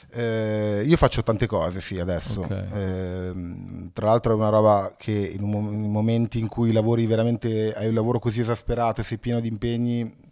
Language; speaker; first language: Italian; native; Italian